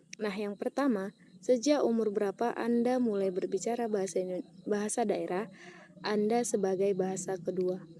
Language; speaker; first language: Indonesian; native; Indonesian